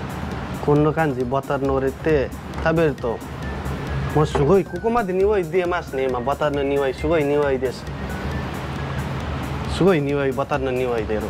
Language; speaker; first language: Japanese; non-native, learner; Nepali